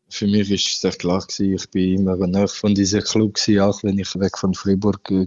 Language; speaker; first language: German; non-native, local second language; French